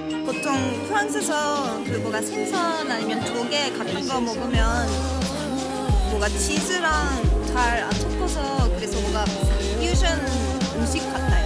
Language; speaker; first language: Korean; non-native, fluent; French